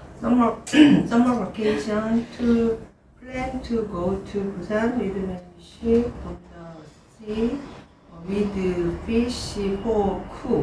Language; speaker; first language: English; non-native, learner; Korean